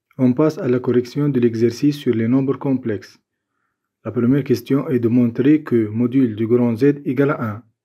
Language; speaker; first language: French; non-native, local second language; Arabic